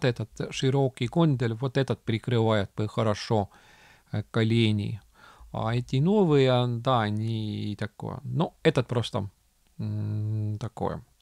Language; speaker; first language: Russian; non-native, local second language; Estonian